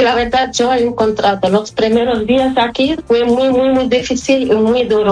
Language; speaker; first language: Spanish; non-native, fluent; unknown